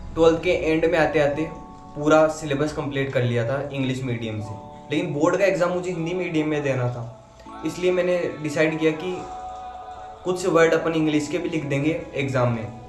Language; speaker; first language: Hindi; native; Hindi